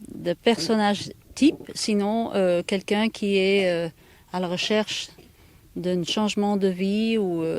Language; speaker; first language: French; non-native, fluent; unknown